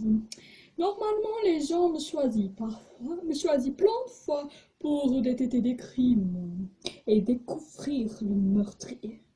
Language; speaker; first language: French; non-native, fluent; Portuguese